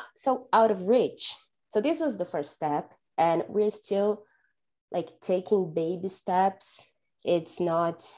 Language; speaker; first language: English; non-native, fluent; Portuguese